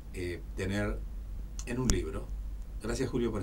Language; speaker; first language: Spanish; native; Spanish